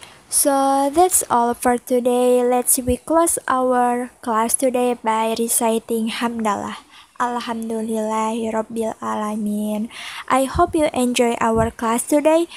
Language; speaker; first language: English; non-native, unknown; Indonesian